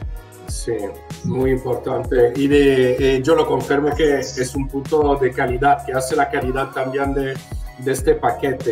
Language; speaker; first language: Spanish; non-native, fluent; French